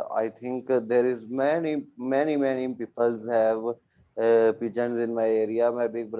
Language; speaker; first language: English; non-native, learner; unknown